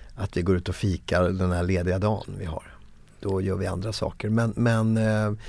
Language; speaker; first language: Swedish; native; Swedish